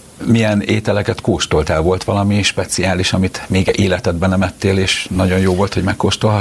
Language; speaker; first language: Hungarian; native; Hungarian